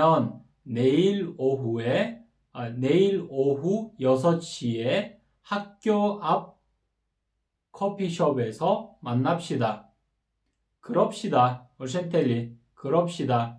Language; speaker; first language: Korean; non-native, fluent; Kyrgyz